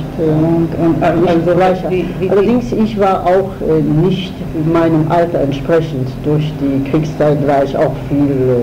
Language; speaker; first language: German; non-native, fluent; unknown